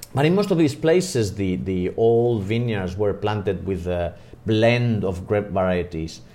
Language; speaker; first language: English; non-native, fluent; Spanish